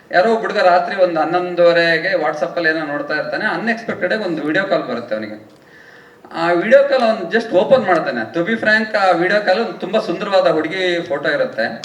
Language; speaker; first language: Kannada; native; Kannada